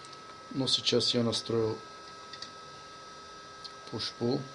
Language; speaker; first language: Russian; non-native, learner; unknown